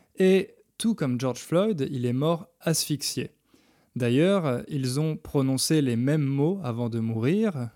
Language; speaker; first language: French; native; French